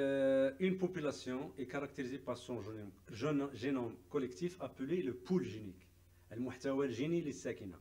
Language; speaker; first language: French; non-native, local second language; Arabic